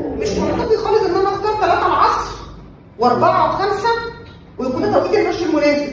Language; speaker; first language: Arabic; native; Arabic